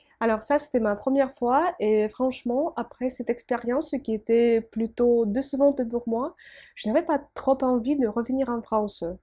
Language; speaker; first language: French; non-native, fluent; Russian